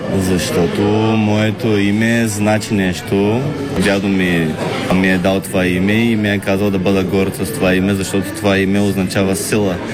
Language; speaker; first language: Bulgarian; native; Bulgarian